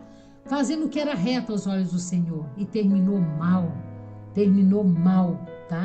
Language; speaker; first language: Portuguese; native; Portuguese